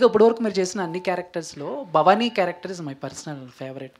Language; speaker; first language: Telugu; native; Telugu